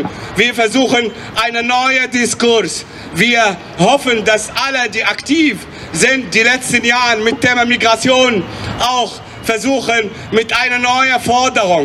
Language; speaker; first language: German; non-native, fluent; Arabic